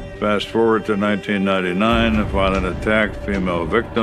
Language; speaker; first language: English; native; English